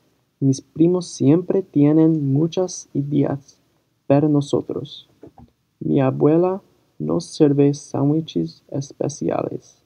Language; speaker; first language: Spanish; early bilingual, heritage; Spanish